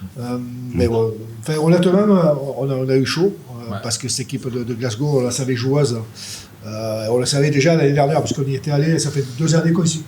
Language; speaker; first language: French; native; French